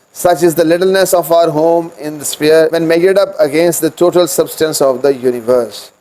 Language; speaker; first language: English; non-native, local second language; Urdu